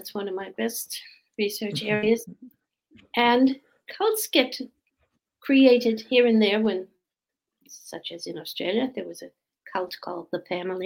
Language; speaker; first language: English; native; English